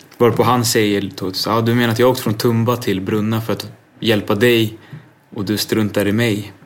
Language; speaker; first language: Swedish; native; Swedish